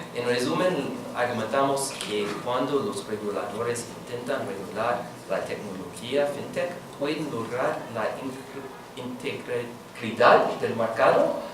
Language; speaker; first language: Spanish; non-native, learner; English